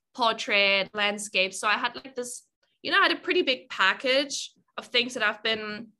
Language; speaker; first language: English; non-native, fluent; German